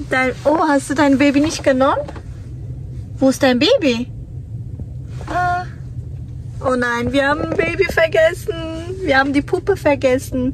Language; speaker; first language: German; early bilingual, other home language; Turkish